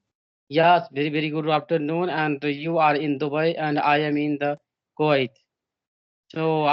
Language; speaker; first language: English; non-native, learner; Hindi